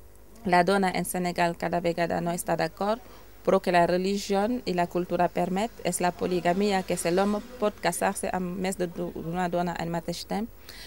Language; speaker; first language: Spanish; non-native, local second language; Wolof